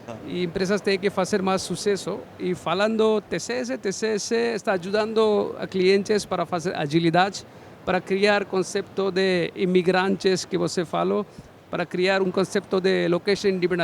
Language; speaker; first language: Portuguese; non-native, learner; Hindi